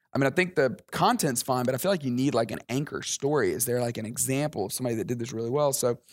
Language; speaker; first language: English; native; English